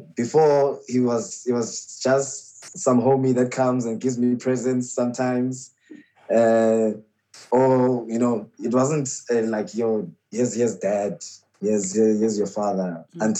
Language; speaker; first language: English; non-native, local second language; Xhosa